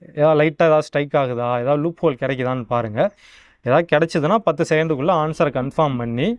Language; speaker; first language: Tamil; native; Tamil